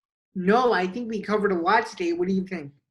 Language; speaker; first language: English; native; English